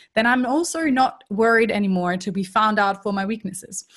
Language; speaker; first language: English; non-native, fluent; German